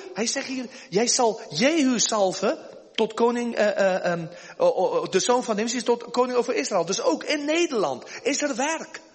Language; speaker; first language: Dutch; early bilingual, heritage; Dutch